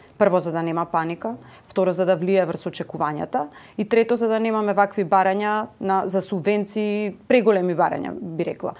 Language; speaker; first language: Macedonian; native; Macedonian